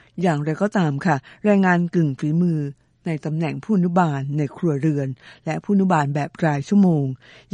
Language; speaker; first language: Thai; native; Thai